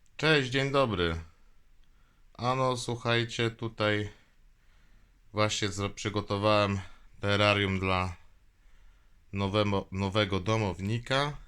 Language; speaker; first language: Polish; native; Polish